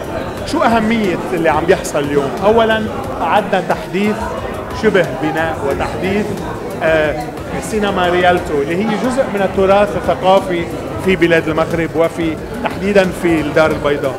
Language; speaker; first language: Arabic; native; Arabic